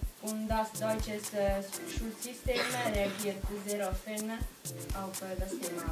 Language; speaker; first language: German; non-native, learner; Italian